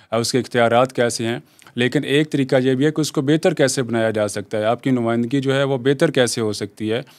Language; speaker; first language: Urdu; native; Urdu